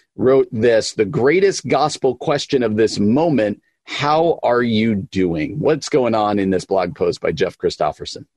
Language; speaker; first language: English; native; English